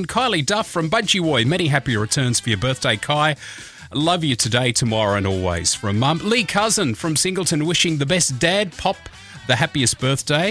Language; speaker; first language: English; native; English